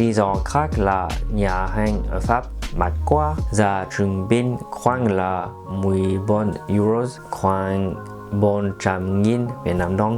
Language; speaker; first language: Vietnamese; non-native, learner; French